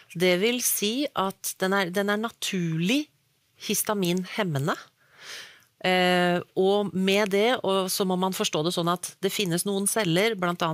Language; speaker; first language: Norwegian; native; Norwegian